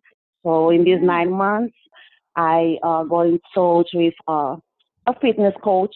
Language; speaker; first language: English; non-native, fluent; Portuguese